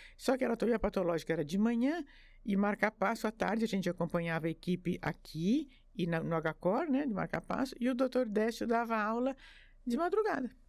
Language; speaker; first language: Portuguese; early bilingual, other home language; French